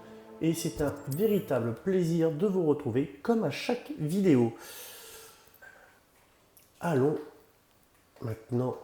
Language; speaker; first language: French; native; French